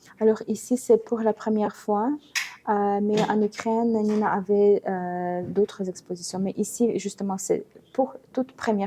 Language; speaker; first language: French; non-native, fluent; Ukrainian